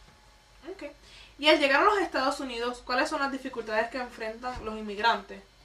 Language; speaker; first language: Spanish; early bilingual, heritage; Spanish